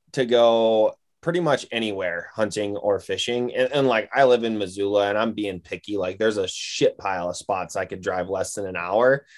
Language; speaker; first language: English; native; English